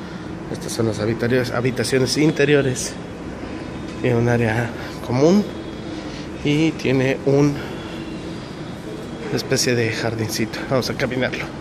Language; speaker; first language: Spanish; native; Spanish